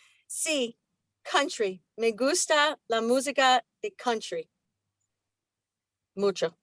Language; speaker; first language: Spanish; non-native, learner; English